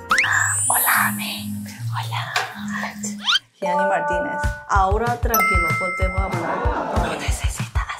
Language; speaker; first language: Spanish; non-native, learner; Korean